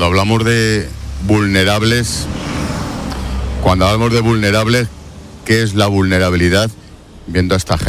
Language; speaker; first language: Spanish; native; Spanish